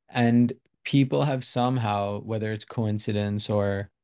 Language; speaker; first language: English; non-native, local second language; Urdu